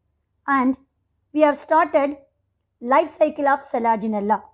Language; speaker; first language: English; non-native, local second language; Tamil